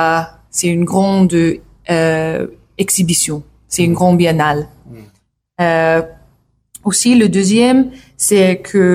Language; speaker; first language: French; non-native, learner; English